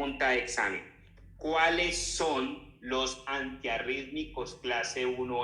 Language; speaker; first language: Spanish; native; Spanish